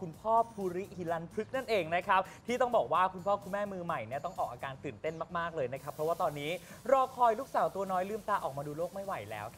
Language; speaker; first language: Thai; native; Thai